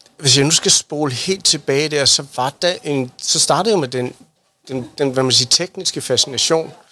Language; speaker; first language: Danish; native; Danish